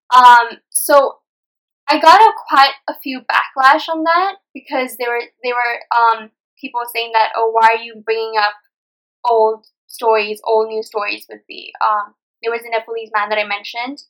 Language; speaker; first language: English; non-native, local second language; Nepali